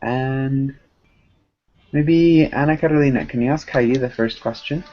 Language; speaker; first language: English; native; English